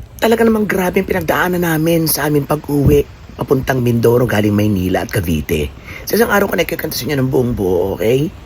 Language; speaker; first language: Filipino; native; Filipino